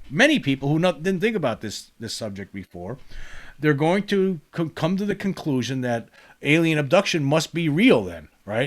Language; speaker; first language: English; native; English